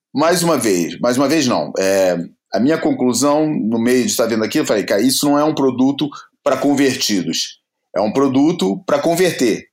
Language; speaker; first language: Portuguese; native; Portuguese